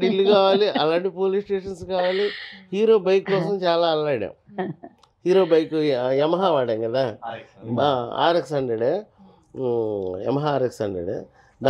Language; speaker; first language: Telugu; native; Telugu